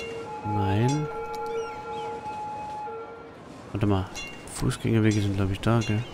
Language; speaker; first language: German; native; German